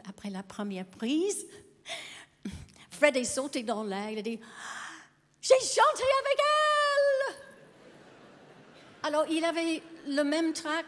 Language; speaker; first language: French; non-native, fluent; English